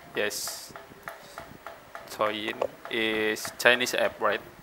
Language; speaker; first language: English; non-native, learner; Indonesian